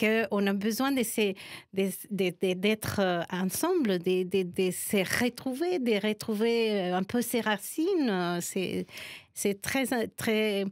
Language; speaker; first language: French; non-native, fluent; Spanish